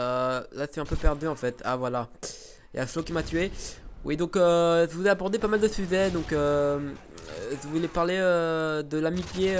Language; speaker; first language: French; native; French